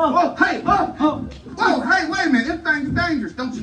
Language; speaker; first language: English; native; English